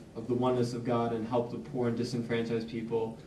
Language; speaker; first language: English; native; English